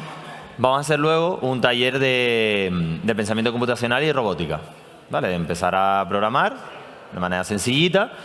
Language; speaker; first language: Spanish; native; Spanish